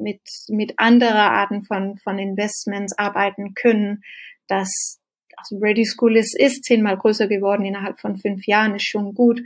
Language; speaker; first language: German; non-native, fluent; Danish